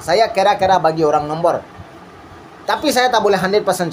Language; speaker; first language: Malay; non-native, learner; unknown